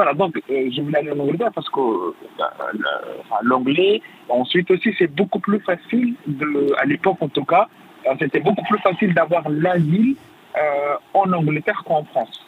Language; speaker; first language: French; non-native, fluent; Arabic